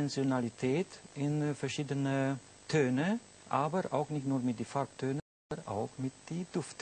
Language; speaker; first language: German; non-native, fluent; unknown